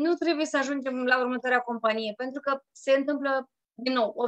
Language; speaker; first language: Romanian; native; Romanian